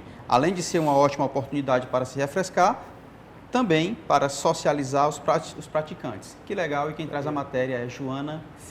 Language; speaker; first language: Portuguese; native; Portuguese